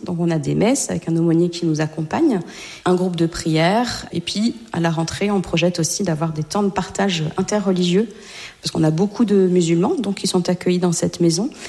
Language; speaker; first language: French; native; French